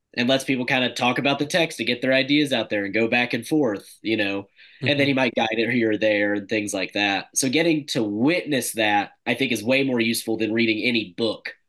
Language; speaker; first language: English; native; English